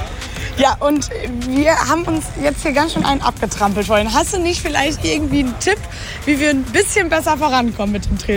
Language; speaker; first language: German; native; German